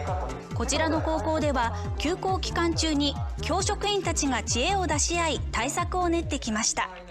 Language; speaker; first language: Japanese; native; Japanese